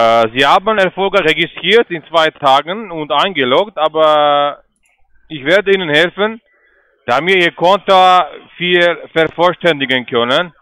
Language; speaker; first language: German; non-native, learner; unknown